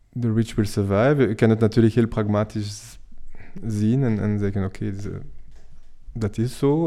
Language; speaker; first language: Dutch; non-native, fluent; French